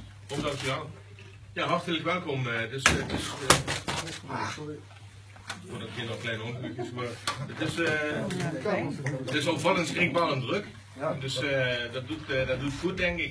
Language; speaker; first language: Dutch; native; Dutch